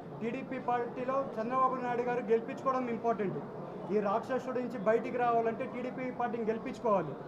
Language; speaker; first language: Telugu; native; Telugu